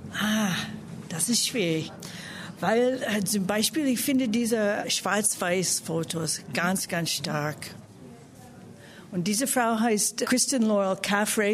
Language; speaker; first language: German; non-native, fluent; English